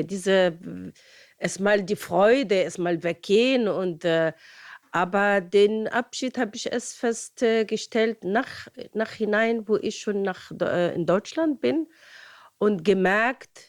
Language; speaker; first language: German; non-native, fluent; Arabic